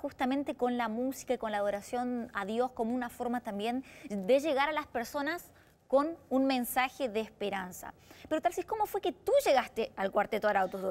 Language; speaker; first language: Spanish; native; Spanish